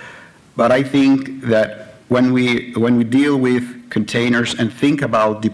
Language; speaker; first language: English; non-native, fluent; Italian